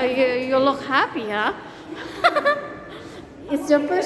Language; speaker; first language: English; non-native, fluent; Filipino